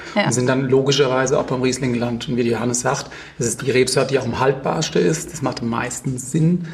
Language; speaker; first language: German; native; German